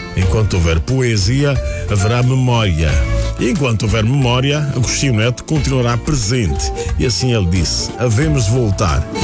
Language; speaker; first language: Portuguese; native; Portuguese